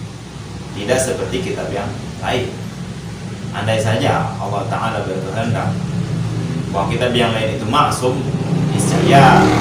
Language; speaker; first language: Indonesian; native; Indonesian